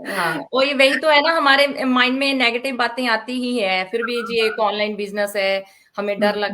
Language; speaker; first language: Hindi; non-native, local second language; Punjabi